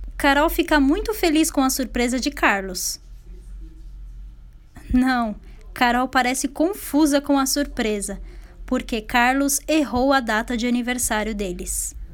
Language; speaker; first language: Portuguese; native; Portuguese